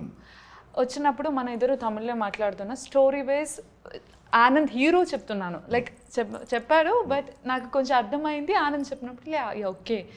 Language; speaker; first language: Telugu; non-native, learner; Malayalam